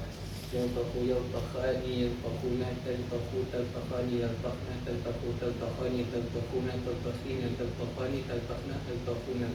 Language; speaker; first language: Arabic; non-native, learner; Malay